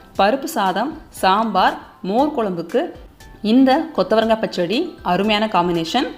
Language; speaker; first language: Tamil; native; Tamil